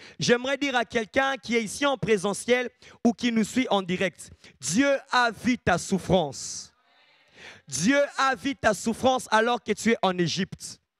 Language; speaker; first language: French; non-native, local second language; Lingala